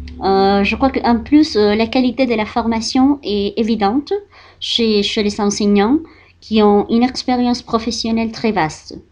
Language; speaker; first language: French; non-native, fluent; Spanish